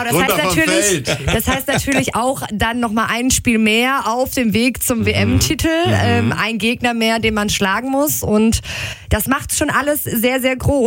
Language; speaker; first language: German; native; German